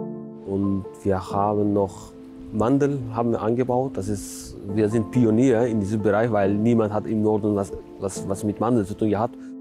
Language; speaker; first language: German; non-native, learner; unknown